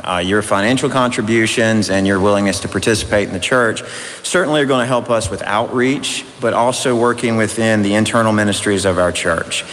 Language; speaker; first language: English; native; English